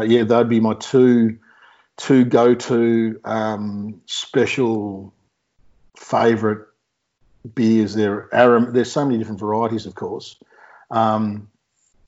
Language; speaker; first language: English; native; English